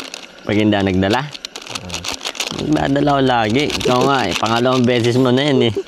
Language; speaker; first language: Filipino; native; Filipino